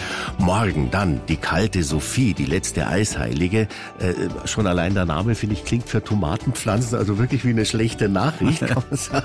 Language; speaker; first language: German; native; German